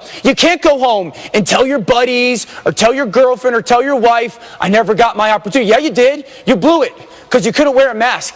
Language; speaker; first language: English; native; English